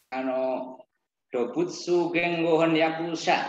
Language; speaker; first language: Japanese; non-native, learner; Indonesian